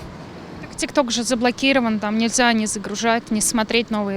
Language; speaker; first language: Russian; native; Russian